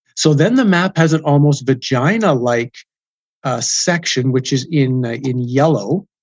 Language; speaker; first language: English; native; English